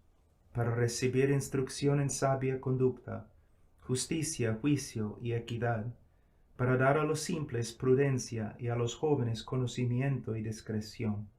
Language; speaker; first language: Spanish; non-native, fluent; English